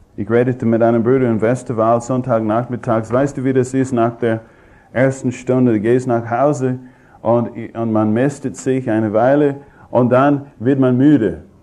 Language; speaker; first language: German; non-native, fluent; English